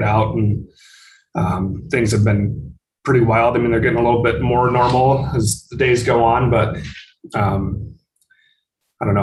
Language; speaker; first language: English; native; English